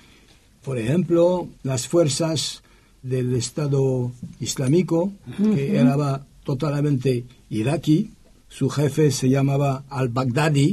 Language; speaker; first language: Spanish; non-native, learner; French